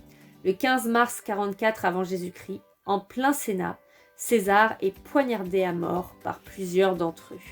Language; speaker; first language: French; native; French